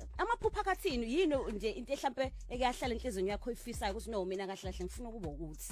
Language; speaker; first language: Zulu; native; Zulu